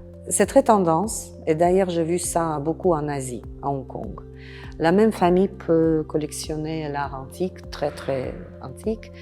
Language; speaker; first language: French; non-native, fluent; Russian